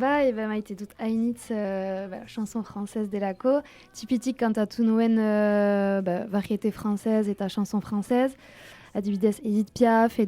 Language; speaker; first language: Basque; non-native, local second language; French